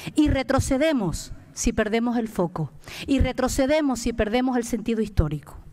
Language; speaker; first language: Spanish; native; Spanish